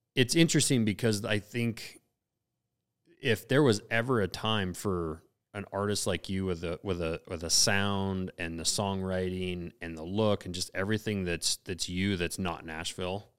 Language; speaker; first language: English; native; English